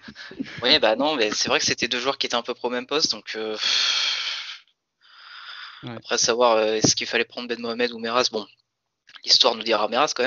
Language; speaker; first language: French; native; French